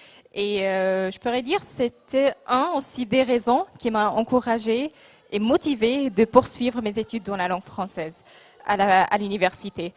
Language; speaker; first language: French; non-native, local second language; Arabic